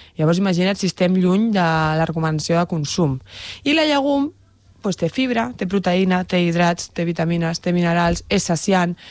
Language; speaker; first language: Catalan; non-native, local second language; Spanish